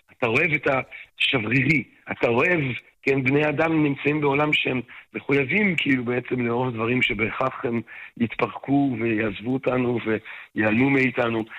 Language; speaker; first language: Hebrew; non-native, fluent; French